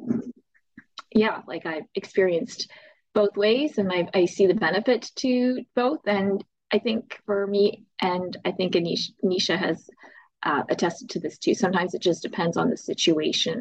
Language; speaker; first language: English; native; English